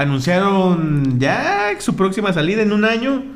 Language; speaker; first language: Spanish; native; Spanish